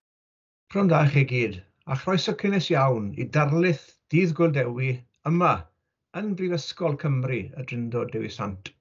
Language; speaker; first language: Welsh; native; Welsh